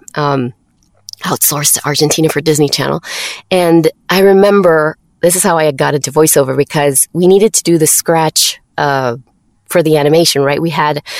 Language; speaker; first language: English; non-native, fluent; Spanish